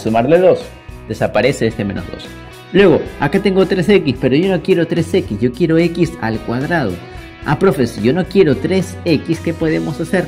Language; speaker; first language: Spanish; native; Spanish